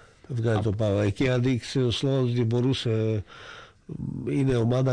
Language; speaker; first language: Greek; non-native, fluent; Slovak